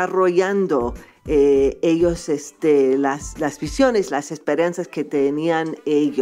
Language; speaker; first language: Spanish; non-native, fluent; English